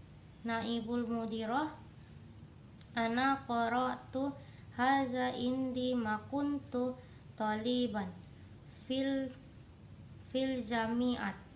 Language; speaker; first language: Arabic; non-native, learner; Indonesian